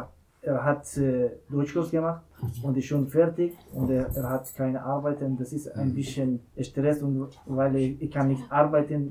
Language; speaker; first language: German; non-native, learner; Persian